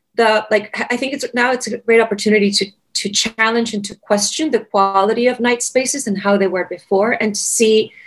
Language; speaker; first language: English; non-native, fluent; Spanish